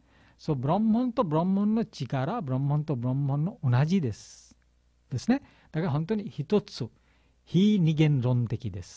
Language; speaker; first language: Japanese; non-native, learner; Bangla